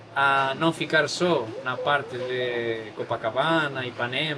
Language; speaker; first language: Portuguese; non-native, learner; Spanish